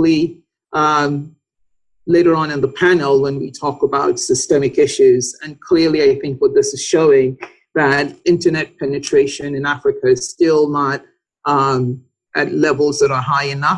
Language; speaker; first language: English; non-native, local second language; Yoruba